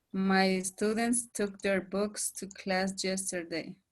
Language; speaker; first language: English; non-native, learner; Spanish